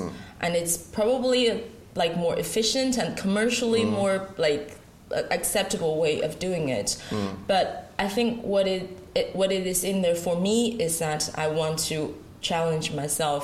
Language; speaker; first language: English; non-native, fluent; Chinese